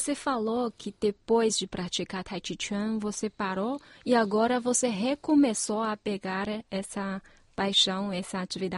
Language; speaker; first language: Portuguese; non-native, fluent; Chinese